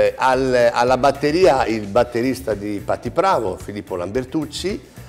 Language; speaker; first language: Italian; early bilingual, heritage; Italian